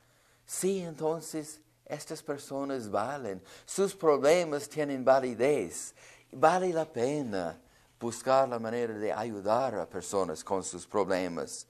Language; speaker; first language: Spanish; non-native, fluent; English